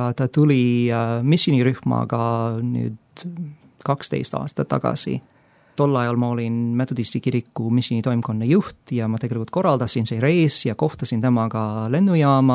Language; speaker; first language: Estonian; non-native, fluent; English